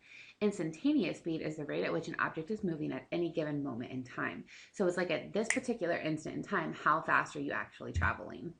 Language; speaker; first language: English; native; English